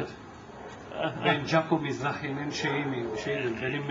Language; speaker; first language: Turkish; non-native, local second language; Ladino